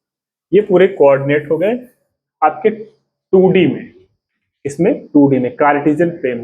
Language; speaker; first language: Hindi; native; Hindi